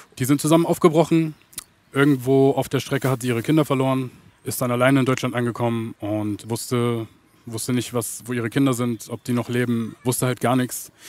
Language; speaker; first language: German; early bilingual, other home language; Arabic